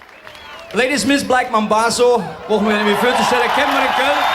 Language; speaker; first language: German; native; German